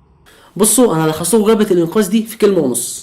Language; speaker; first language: Arabic; native; Arabic